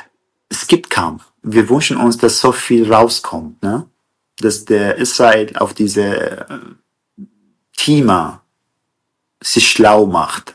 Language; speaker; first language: German; non-native, fluent; Kurdish